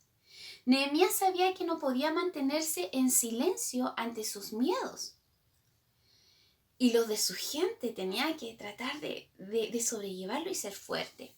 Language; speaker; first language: Spanish; native; Spanish